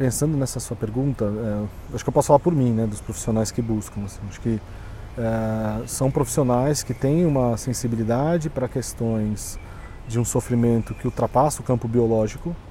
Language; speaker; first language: Portuguese; native; Portuguese